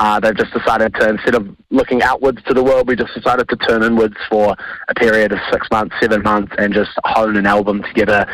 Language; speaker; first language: English; native; English